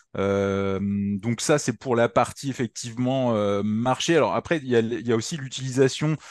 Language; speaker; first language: French; native; French